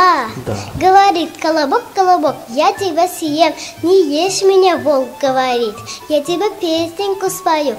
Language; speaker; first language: Russian; non-native, local second language; Tajik